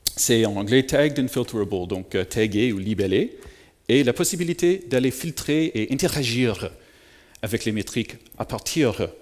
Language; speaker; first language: French; native; French